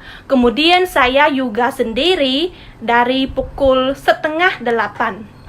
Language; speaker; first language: Indonesian; non-native, learner; Khmer